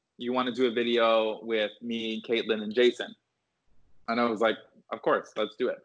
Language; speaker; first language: English; native; English